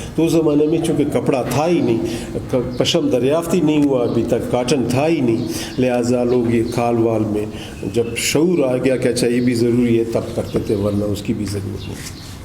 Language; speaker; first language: Urdu; non-native, local second language; Baluchi